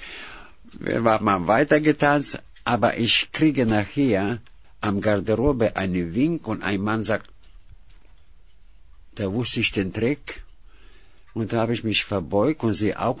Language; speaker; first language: German; non-native, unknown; Russian